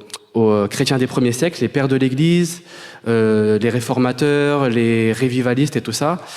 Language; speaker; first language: French; native; French